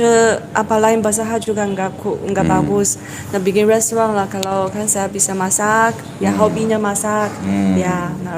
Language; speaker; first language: Indonesian; non-native, learner; Chinese